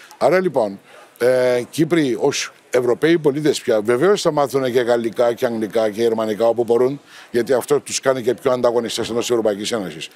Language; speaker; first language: Greek; non-native, local second language; Turkish